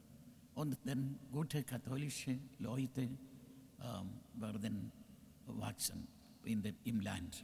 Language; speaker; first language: German; non-native, learner; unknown